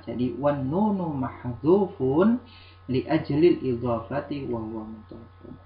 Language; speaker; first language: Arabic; non-native, fluent; Indonesian